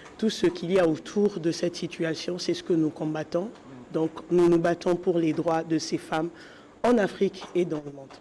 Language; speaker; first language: French; non-native, local second language; Lingala